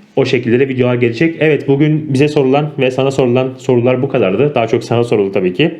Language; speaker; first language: Turkish; native; Turkish